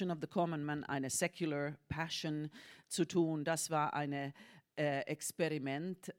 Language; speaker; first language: German; non-native, fluent; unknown